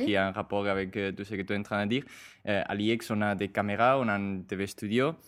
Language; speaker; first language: French; non-native, fluent; Spanish